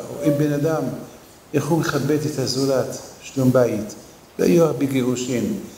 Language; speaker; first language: Hebrew; non-native, fluent; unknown